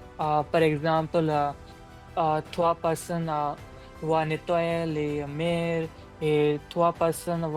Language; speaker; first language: French; non-native, learner; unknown